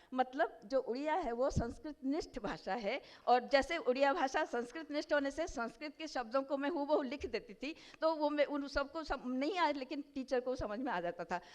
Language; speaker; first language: Hindi; non-native, local second language; Odia